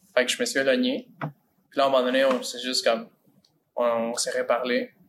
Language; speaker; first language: French; early bilingual, other home language; Spanish